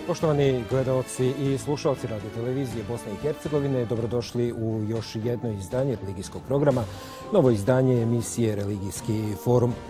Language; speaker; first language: Croatian; native; Croatian